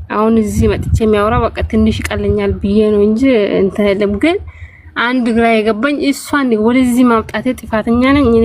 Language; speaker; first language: Amharic; non-native, local second language; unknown